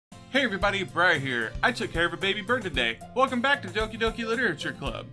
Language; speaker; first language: English; native; English